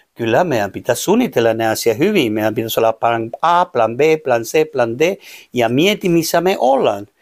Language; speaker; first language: Finnish; non-native, fluent; Spanish